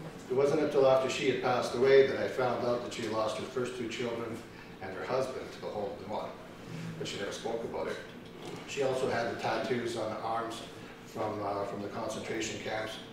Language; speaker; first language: English; early bilingual, other home language; Ukrainian